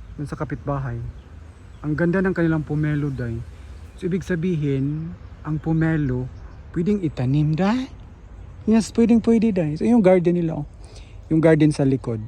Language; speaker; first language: Filipino; non-native, local second language; Cebuano